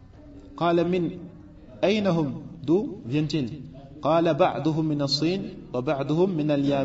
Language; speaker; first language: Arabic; non-native, fluent; French